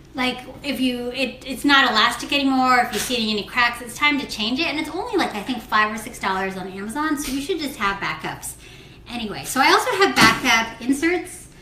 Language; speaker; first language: English; native; English